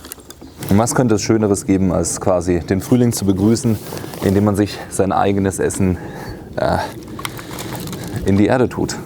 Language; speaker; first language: German; native; German